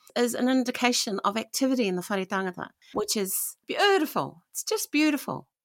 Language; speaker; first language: English; native; English